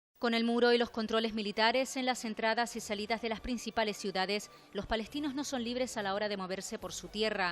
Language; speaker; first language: Spanish; native; Spanish